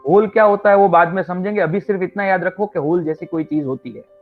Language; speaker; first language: Hindi; non-native, local second language; Gujarati